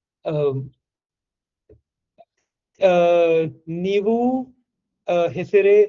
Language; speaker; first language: Kannada; non-native, learner; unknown